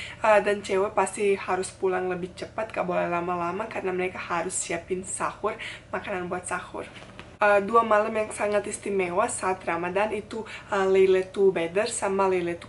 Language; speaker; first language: Indonesian; non-native, fluent; Bosnian